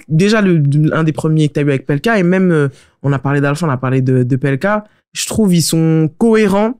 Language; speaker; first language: French; native; French